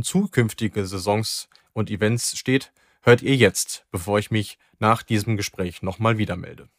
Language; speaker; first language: German; native; German